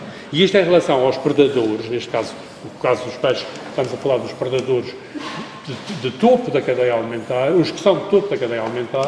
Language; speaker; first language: Portuguese; native; Portuguese